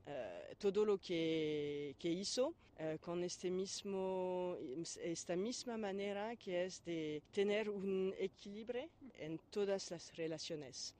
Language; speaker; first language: Spanish; non-native, fluent; French